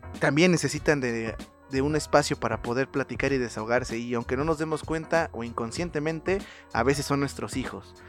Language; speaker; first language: Spanish; native; Spanish